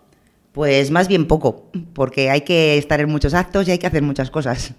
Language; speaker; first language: Spanish; native; Spanish